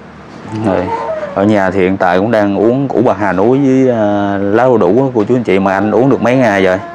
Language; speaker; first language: Vietnamese; native; Vietnamese